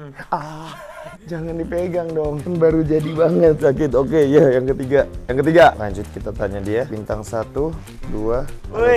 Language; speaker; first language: Indonesian; native; Indonesian